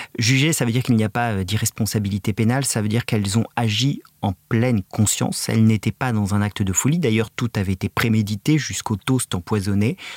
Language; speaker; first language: French; native; French